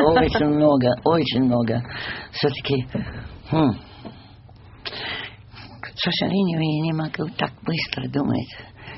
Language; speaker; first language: Russian; non-native, fluent; English